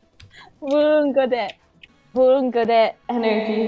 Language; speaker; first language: Indonesian; early bilingual, heritage; Indonesian